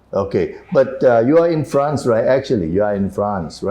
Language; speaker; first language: English; non-native, fluent; Thai